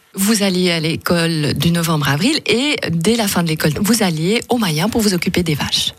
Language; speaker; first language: French; native; French